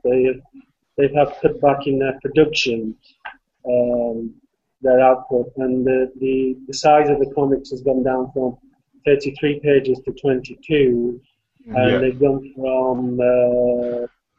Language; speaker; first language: English; native; English